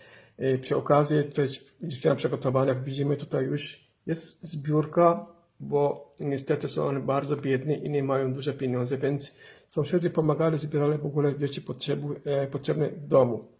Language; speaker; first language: Polish; non-native, fluent; Somali